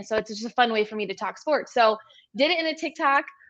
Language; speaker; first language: English; native; English